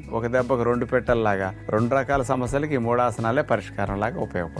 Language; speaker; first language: Telugu; native; Telugu